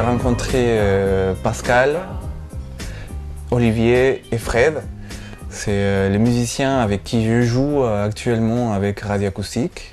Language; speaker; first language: French; non-native, fluent; Spanish